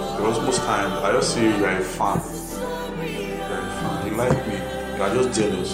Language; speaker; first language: English; non-native, local second language; Yoruba